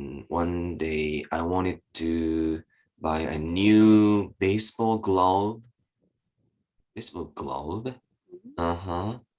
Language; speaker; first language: English; non-native, learner; Japanese